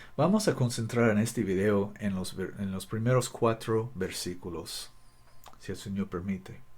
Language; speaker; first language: Spanish; non-native, fluent; English